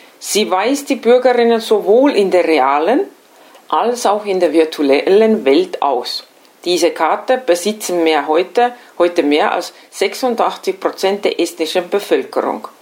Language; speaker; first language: German; non-native, fluent; Estonian